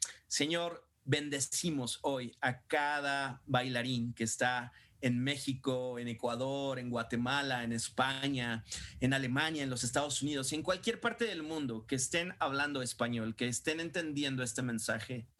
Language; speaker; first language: Spanish; native; Spanish